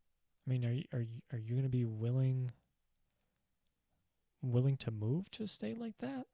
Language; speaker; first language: English; native; English